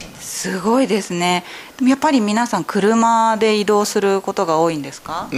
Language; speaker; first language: Japanese; native; Japanese